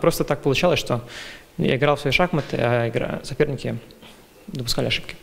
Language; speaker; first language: Russian; early bilingual, heritage; Russian